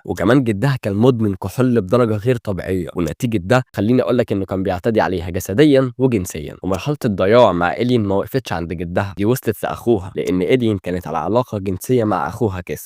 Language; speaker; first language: Arabic; native; Arabic